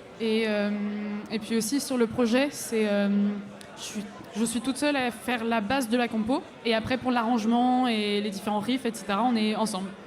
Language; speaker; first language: French; non-native, fluent; English